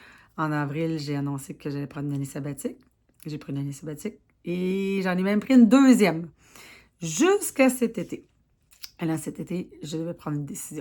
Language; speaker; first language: French; native; French